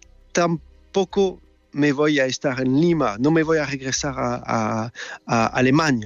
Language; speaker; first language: Spanish; non-native, fluent; French